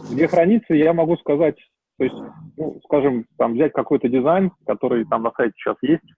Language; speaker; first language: Russian; native; Russian